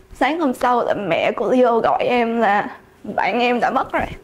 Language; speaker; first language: Vietnamese; early bilingual, heritage; Vietnamese